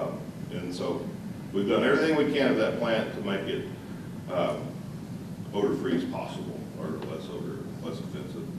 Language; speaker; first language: English; native; English